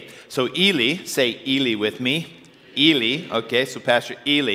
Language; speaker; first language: English; native; English